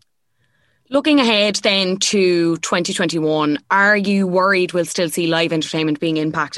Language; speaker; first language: English; native; English